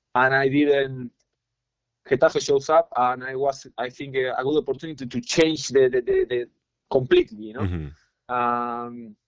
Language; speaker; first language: English; non-native, fluent; Spanish